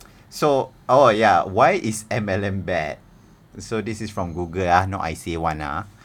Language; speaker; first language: English; non-native, local second language; Malay